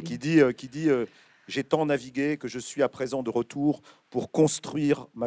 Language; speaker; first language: French; native; French